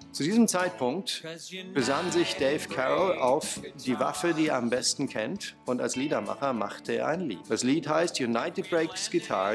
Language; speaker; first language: German; native; German